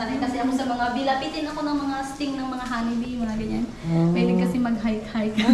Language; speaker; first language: Filipino; native; Filipino